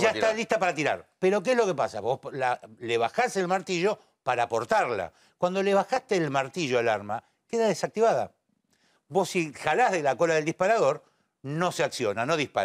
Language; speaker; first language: Spanish; native; Spanish